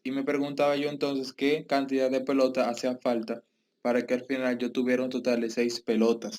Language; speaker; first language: Spanish; native; Spanish